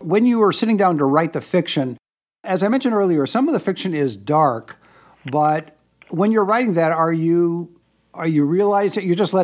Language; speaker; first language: English; native; English